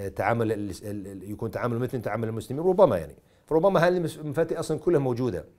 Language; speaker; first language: Arabic; non-native, fluent; English